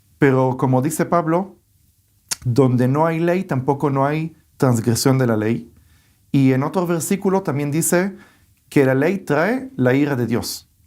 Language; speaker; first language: Spanish; early bilingual, heritage; Hebrew